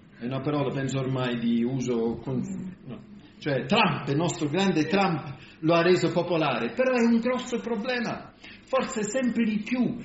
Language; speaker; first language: Italian; non-native, fluent; English